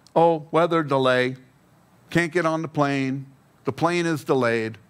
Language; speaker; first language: English; native; English